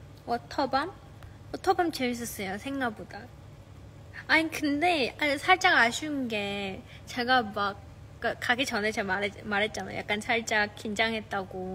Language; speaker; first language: Korean; non-native, fluent; Chinese